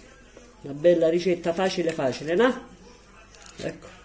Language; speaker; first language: Italian; native; Italian